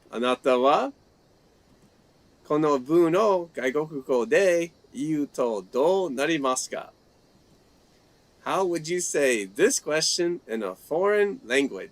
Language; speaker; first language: Japanese; non-native, fluent; English